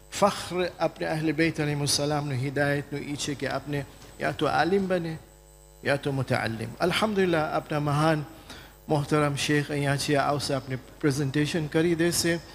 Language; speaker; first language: Gujarati; early bilingual, heritage; Gujarati